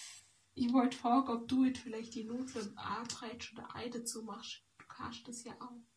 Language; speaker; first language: German; native; German